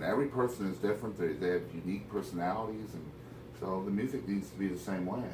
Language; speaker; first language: English; native; English